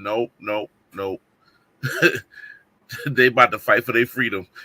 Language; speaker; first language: English; native; English